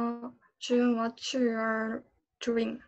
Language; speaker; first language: English; non-native, learner; Korean